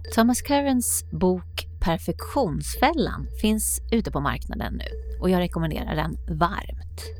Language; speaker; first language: Swedish; native; Swedish